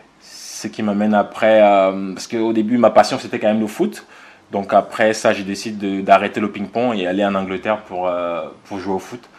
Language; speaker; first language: French; early bilingual, other home language; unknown